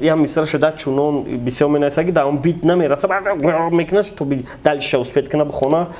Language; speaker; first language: Russian; non-native, local second language; Tajik